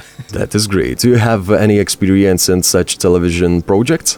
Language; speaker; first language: English; non-native, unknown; Lithuanian